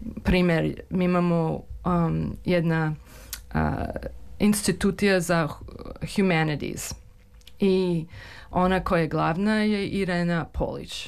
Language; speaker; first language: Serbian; early bilingual, heritage; Serbian